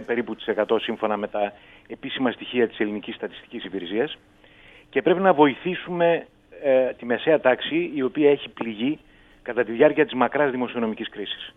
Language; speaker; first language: Greek; native; Greek